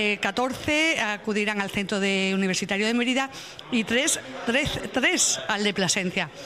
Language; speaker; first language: Spanish; native; Spanish